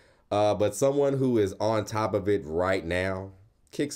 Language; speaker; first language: English; native; English